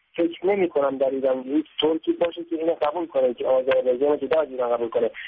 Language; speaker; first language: Persian; non-native, local second language; Azerbaijani